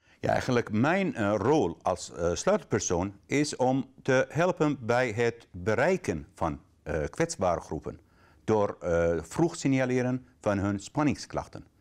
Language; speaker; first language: Dutch; non-native, fluent; Arabic